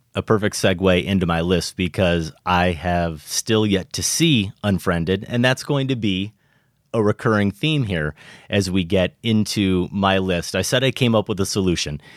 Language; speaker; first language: English; native; English